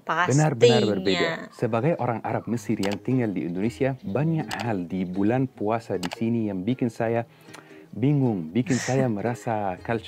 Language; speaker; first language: Indonesian; non-native, fluent; Arabic